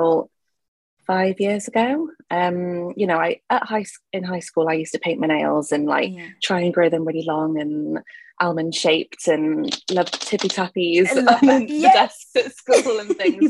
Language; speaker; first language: English; native; English